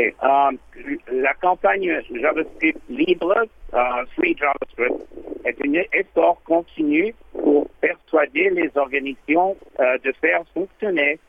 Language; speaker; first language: French; non-native, learner; English